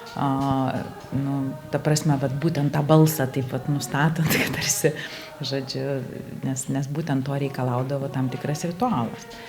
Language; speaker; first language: Lithuanian; native; Lithuanian